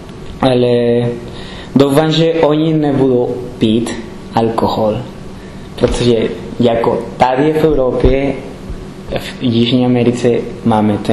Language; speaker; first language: Czech; non-native, learner; Spanish